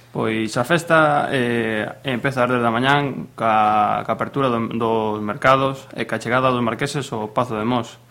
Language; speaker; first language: Galician; native; Galician